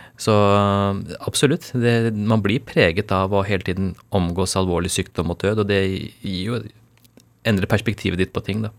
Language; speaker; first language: Norwegian; early bilingual, other home language; Urdu